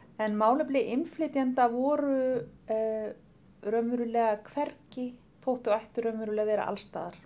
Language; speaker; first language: Icelandic; native; Icelandic